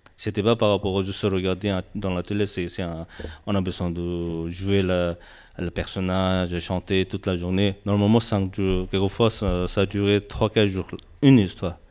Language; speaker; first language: French; non-native, learner; Tibetan